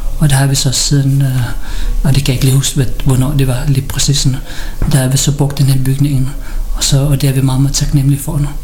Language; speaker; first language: Danish; early bilingual, other home language; Filipino